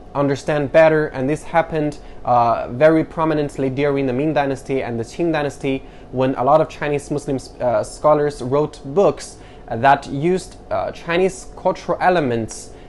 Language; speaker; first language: English; non-native, fluent; Chinese